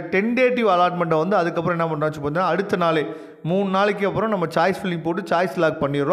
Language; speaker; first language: Tamil; native; Tamil